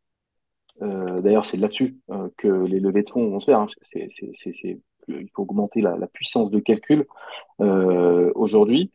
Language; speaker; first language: French; native; French